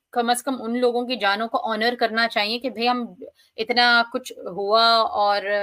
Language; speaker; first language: Hindi; early bilingual, heritage; Hindi